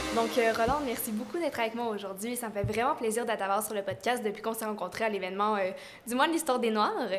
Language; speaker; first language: French; native; French